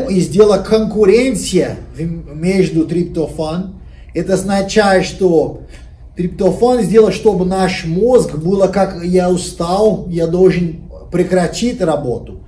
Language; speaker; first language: Russian; non-native, fluent; Portuguese